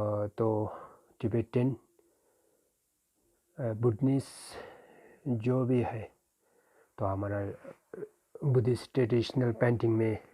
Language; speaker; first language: Hindi; non-native, fluent; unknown